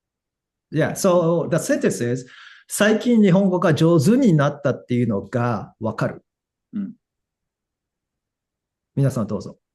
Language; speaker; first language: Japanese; non-native, fluent; English